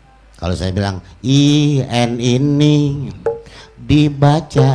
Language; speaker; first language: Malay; non-native, local second language; Sundanese